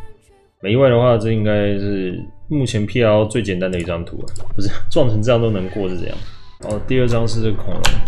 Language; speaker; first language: Chinese; native; Chinese